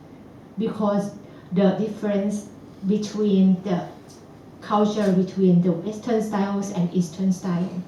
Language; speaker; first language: English; non-native, fluent; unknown